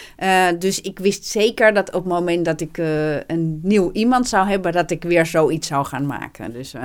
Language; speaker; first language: Dutch; native; Dutch